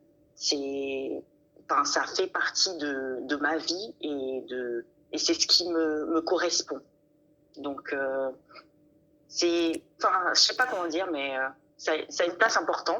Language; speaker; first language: French; native; French